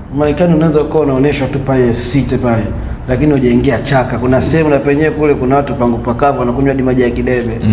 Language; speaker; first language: Swahili; native; Swahili